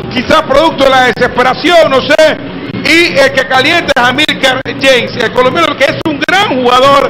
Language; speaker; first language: Spanish; native; Spanish